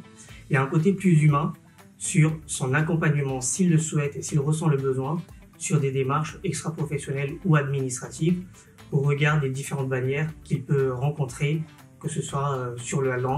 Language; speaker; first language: French; native; French